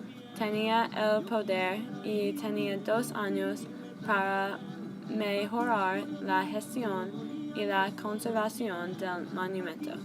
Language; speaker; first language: Spanish; non-native, learner; English